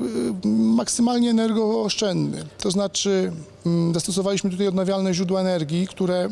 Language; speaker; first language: Polish; native; Polish